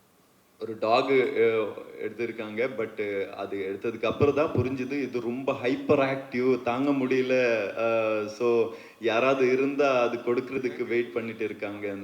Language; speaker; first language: Tamil; non-native, learner; Kannada